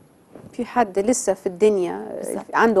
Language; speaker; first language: Arabic; native; Arabic